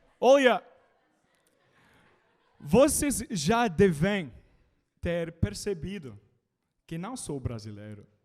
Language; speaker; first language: Portuguese; non-native, learner; English